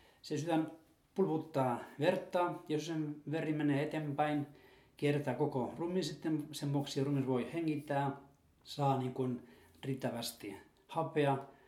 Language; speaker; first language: Finnish; non-native, fluent; Spanish